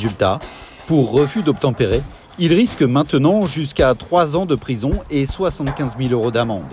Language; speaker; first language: French; native; French